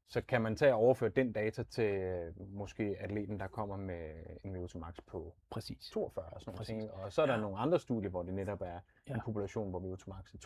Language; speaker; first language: Danish; native; Danish